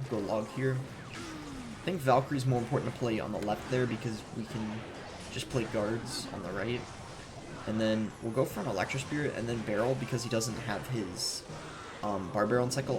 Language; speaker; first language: English; native; English